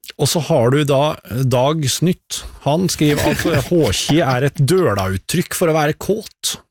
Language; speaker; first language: Norwegian; native; Norwegian